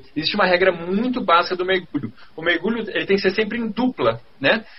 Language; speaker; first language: Portuguese; native; Portuguese